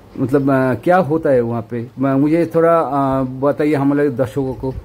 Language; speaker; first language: Hindi; non-native, local second language; Bangla